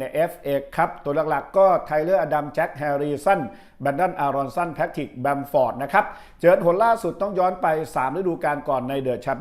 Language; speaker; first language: Thai; native; Thai